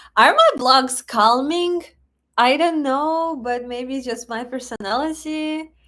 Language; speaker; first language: English; non-native, fluent; Russian